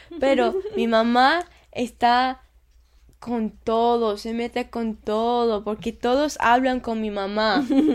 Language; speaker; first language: Spanish; early bilingual, heritage; Spanish